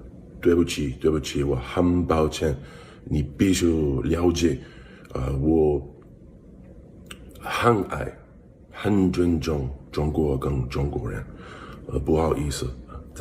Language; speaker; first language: Chinese; non-native, learner; English